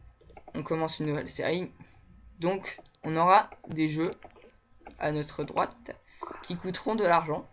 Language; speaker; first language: French; native; French